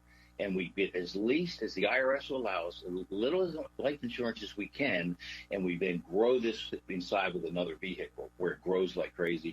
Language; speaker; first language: English; native; English